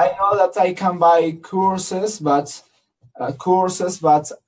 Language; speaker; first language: English; non-native, learner; Spanish